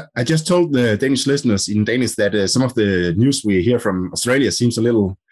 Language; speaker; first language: English; non-native, fluent; Danish